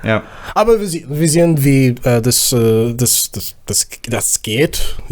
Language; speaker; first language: German; non-native, learner; Zulu